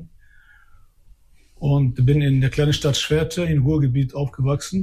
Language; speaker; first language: German; early bilingual, other home language; Albanian